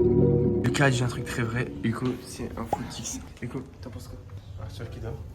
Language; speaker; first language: French; native; French